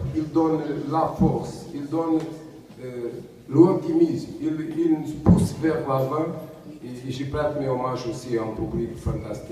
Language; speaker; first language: French; non-native, learner; Portuguese